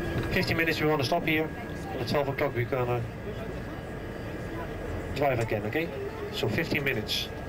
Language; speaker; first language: English; non-native, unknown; Dutch